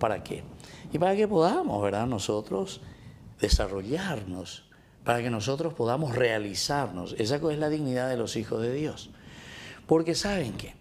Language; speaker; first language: Spanish; native; Spanish